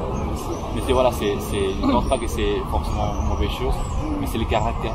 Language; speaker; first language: French; non-native, fluent; Spanish